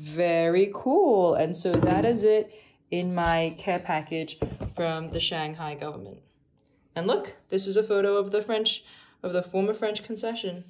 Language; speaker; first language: English; non-native, local second language; Cantonese